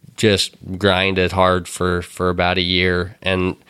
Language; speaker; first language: English; native; English